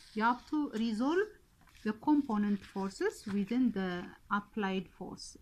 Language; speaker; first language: English; non-native, local second language; Amharic